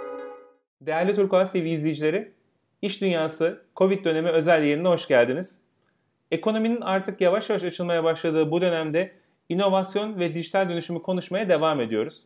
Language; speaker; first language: Turkish; native; Turkish